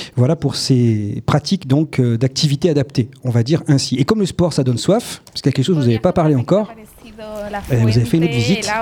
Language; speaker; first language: French; native; French